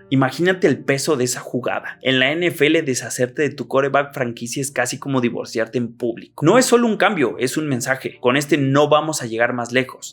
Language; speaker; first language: Spanish; native; Spanish